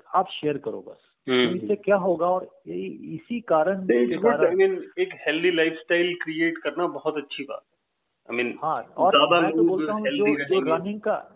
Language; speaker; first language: Hindi; native; Hindi